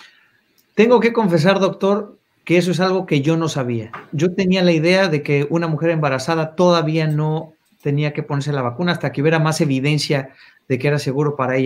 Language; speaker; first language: Spanish; native; Spanish